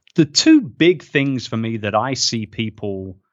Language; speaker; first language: English; native; English